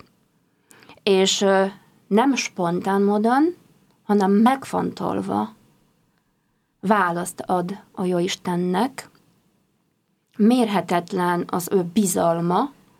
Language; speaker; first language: Hungarian; non-native, fluent; Polish